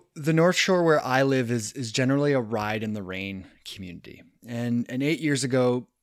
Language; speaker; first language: English; native; English